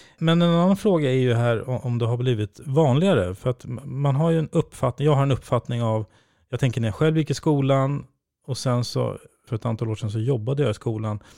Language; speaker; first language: Swedish; native; Swedish